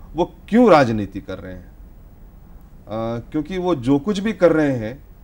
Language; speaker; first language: Hindi; native; Hindi